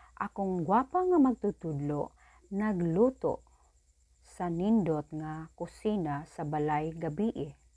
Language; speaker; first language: Cebuano; native; Cebuano